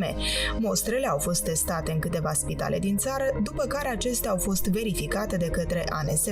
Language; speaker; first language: Romanian; native; Romanian